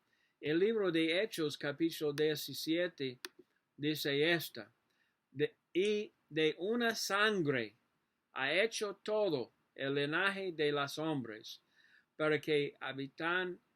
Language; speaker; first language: Spanish; non-native, learner; English